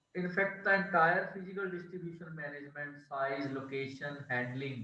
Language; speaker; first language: English; non-native, local second language; Punjabi